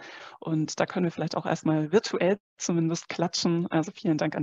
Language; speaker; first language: German; native; German